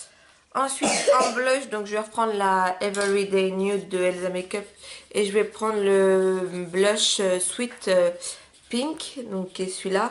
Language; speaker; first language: French; native; French